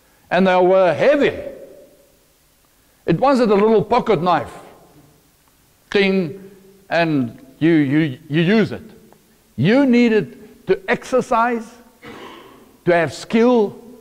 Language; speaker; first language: English; non-native, local second language; Afrikaans